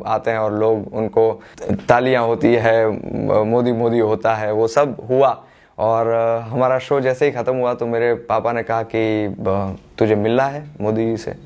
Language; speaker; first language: Hindi; non-native, local second language; Gujarati